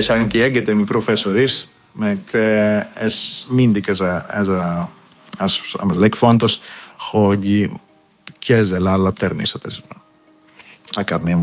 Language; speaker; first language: Hungarian; non-native, fluent; Greek